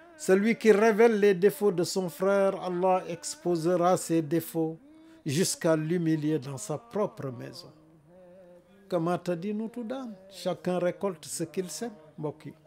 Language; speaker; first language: French; non-native, local second language; Wolof